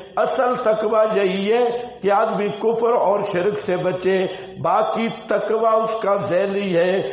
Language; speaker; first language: Urdu; non-native, local second language; Saraiki